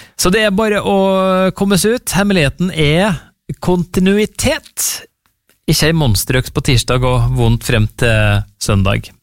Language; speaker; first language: Norwegian; native; Norwegian